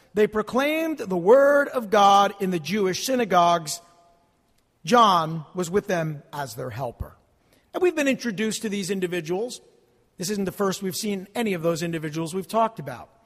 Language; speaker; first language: English; early bilingual, other home language; Italian